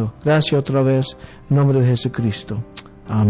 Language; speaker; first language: Spanish; early bilingual, heritage; Spanish